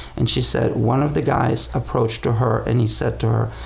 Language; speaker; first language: English; non-native, fluent; Spanish